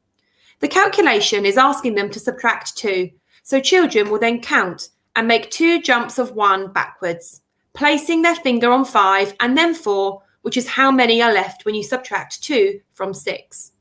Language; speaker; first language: English; native; English